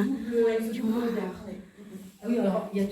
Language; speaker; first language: French; native; French